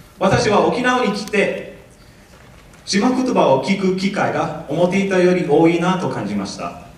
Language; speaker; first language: Japanese; non-native, fluent; English